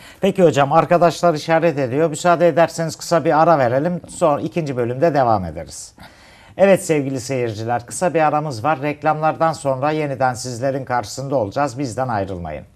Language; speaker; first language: Turkish; native; Turkish